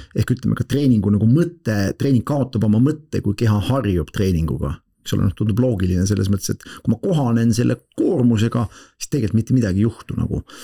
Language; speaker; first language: Estonian; native; Estonian